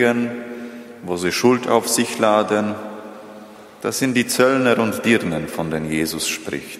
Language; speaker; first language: German; non-native, fluent; Polish